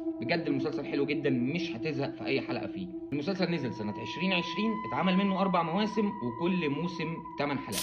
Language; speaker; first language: Arabic; native; Arabic